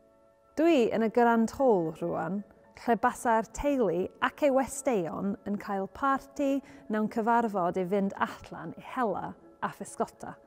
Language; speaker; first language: Welsh; non-native, learner; English